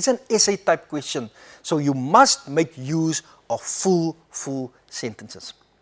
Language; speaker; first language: English; non-native, local second language; Afrikaans